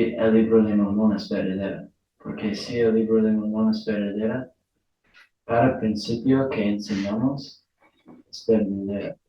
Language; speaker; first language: Spanish; non-native, learner; English